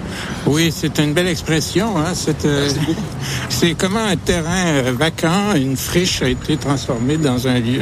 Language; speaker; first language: French; native; French